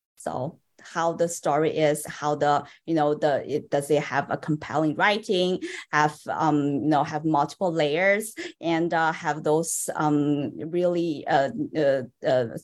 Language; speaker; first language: English; non-native, fluent; Chinese